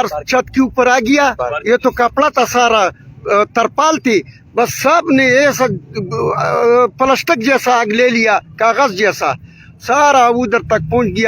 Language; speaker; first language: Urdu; non-native, local second language; Pashto